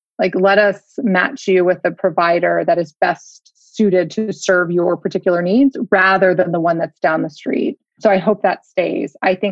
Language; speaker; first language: English; native; English